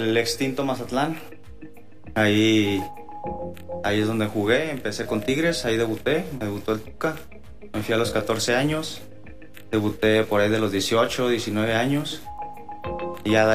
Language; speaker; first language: Spanish; native; Spanish